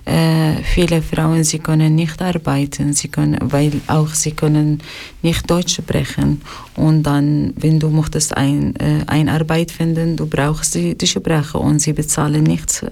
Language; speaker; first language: German; non-native, learner; Arabic